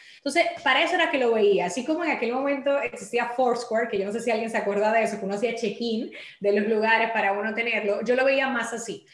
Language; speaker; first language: Spanish; native; Spanish